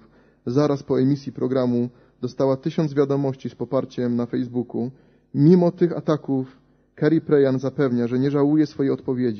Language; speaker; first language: Polish; native; Polish